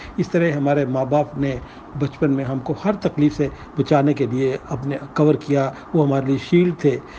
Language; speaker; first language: Urdu; non-native, local second language; Punjabi